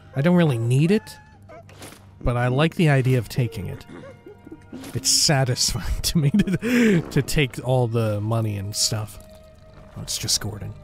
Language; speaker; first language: English; native; English